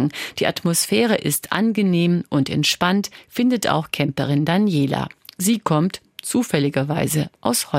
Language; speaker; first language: German; native; German